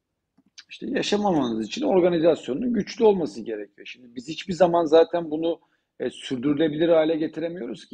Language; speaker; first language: Turkish; native; Turkish